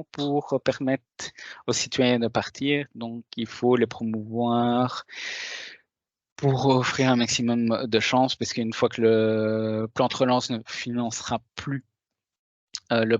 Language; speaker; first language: French; native; French